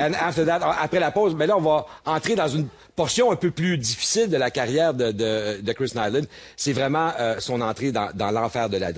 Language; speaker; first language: French; native; French